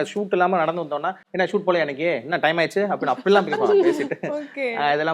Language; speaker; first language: Tamil; native; Tamil